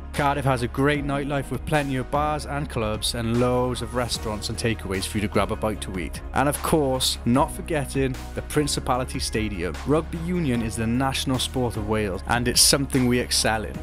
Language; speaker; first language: English; native; English